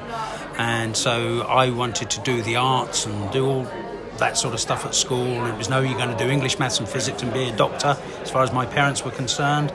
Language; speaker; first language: English; native; English